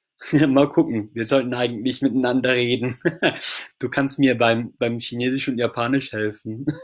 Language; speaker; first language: German; non-native, fluent; English